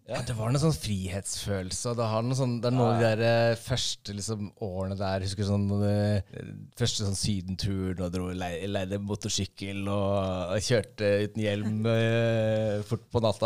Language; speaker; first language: Norwegian; native; Norwegian